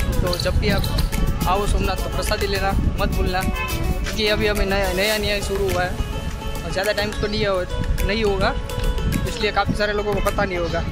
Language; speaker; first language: Hindi; non-native, local second language; Gujarati